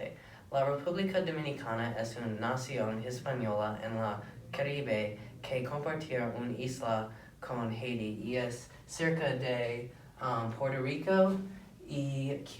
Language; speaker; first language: Spanish; non-native, learner; English